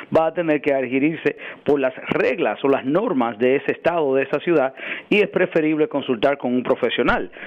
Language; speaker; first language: Spanish; early bilingual, heritage; Spanish